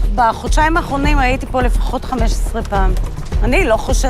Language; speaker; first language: Hebrew; native; Hebrew